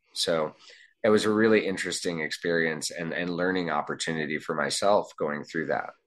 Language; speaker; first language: English; native; English